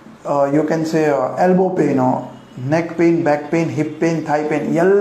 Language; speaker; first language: Kannada; non-native, local second language; Gujarati